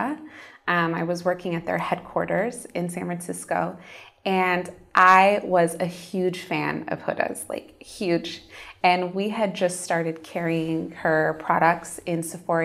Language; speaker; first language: English; native; English